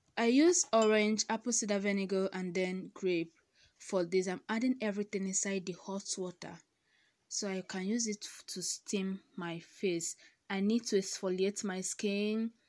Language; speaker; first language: English; non-native, local second language; Igbo